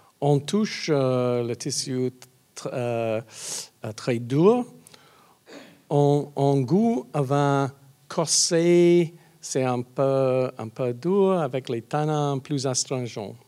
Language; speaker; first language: French; non-native, learner; English